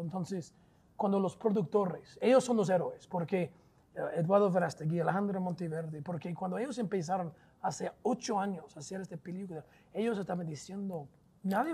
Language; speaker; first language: Spanish; non-native, fluent; English